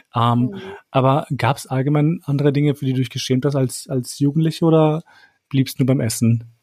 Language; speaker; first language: German; early bilingual, other home language; Albanian